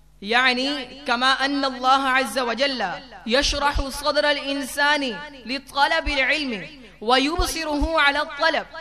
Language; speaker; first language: Arabic; non-native, learner; Urdu